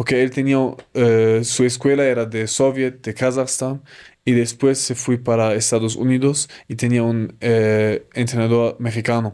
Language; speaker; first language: Spanish; non-native, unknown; German